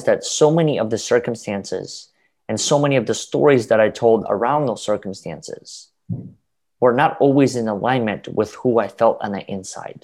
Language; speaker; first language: English; early bilingual, other home language; Russian